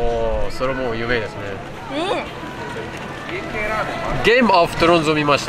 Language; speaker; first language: Japanese; non-native, learner; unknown